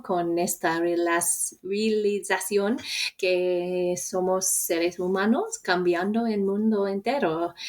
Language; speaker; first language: Spanish; non-native, fluent; English